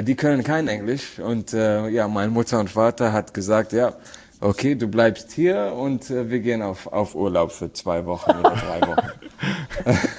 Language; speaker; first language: German; early bilingual, other home language; English